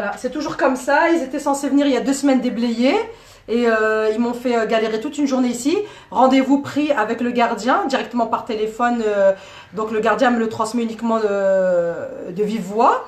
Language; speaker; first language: French; native; French